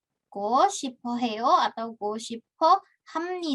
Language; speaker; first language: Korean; non-native, fluent; Indonesian